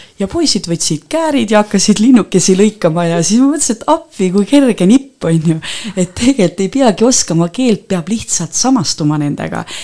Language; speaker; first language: Estonian; native; Estonian